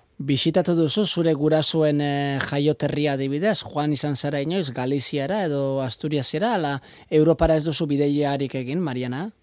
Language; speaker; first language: Basque; native; Basque